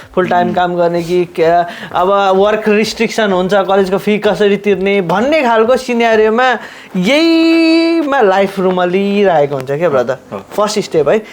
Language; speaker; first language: Nepali; native; Nepali